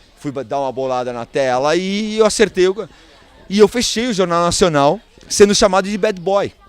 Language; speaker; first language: Portuguese; early bilingual, other home language; Spanish